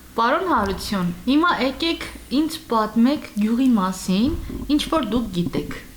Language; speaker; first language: Armenian; native; Armenian